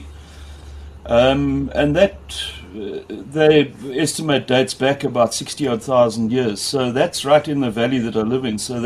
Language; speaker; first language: English; native; English